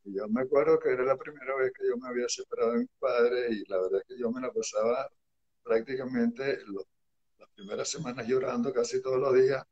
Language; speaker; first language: Spanish; early bilingual, other home language; Hebrew